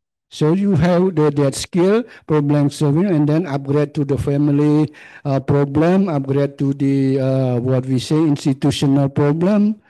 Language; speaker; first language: English; non-native, learner; Khmer